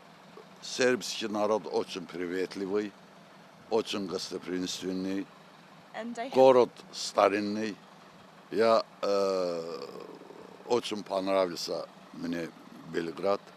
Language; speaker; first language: Russian; non-native, local second language; Azerbaijani